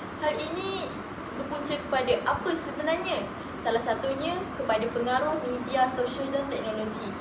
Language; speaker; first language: Malay; native; Malay